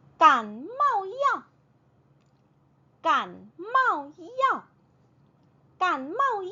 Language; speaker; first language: Chinese; non-native, fluent; Korean